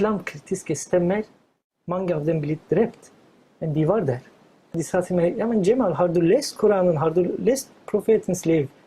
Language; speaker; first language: Norwegian; non-native, fluent; Turkish